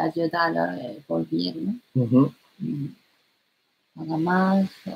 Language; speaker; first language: Spanish; non-native, learner; Japanese